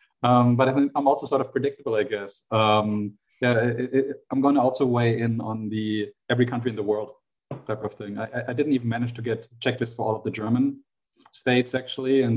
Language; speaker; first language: English; non-native, fluent; German